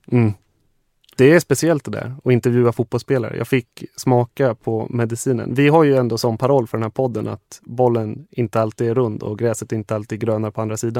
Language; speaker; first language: Swedish; native; Swedish